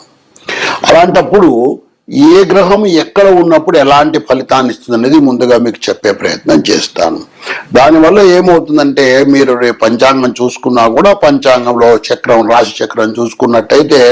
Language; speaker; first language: Telugu; native; Telugu